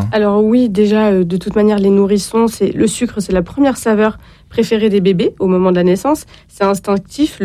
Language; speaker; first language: French; native; French